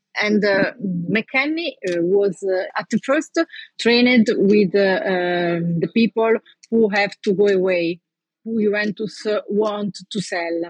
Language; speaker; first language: English; non-native, learner; Italian